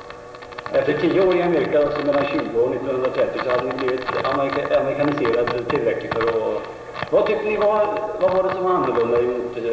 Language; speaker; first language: Swedish; native; Swedish